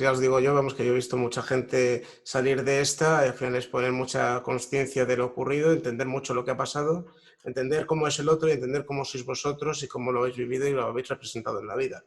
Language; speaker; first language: Spanish; native; Spanish